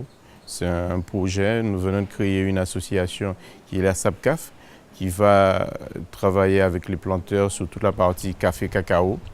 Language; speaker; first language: French; native; French